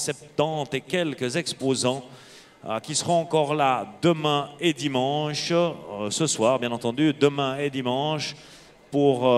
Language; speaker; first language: French; native; French